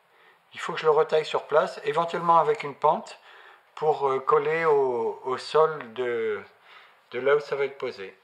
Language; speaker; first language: French; native; French